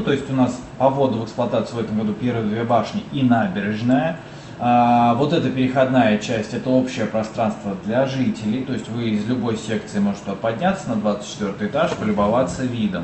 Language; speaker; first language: Russian; native; Russian